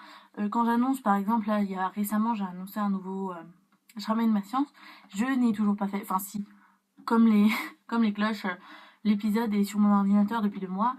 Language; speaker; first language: French; native; French